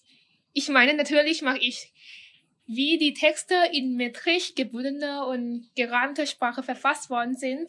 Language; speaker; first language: German; non-native, fluent; Thai